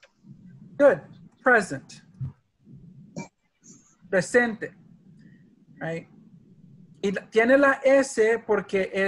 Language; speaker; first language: Spanish; early bilingual, heritage; Spanish